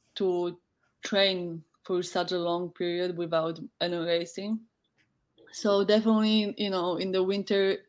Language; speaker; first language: English; non-native, fluent; Polish